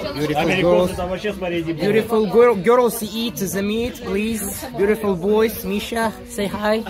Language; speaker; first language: English; non-native, learner; Russian